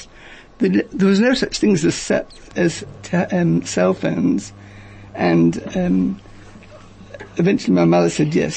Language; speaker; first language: English; native; English